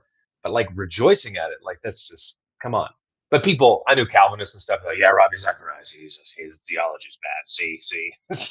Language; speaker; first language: English; native; English